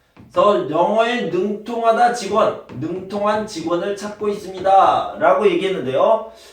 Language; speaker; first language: Korean; native; Korean